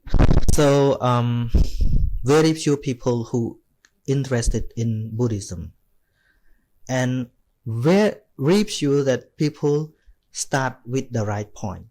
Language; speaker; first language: English; non-native, fluent; Khmer